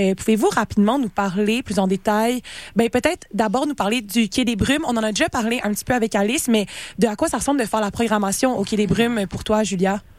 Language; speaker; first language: French; native; French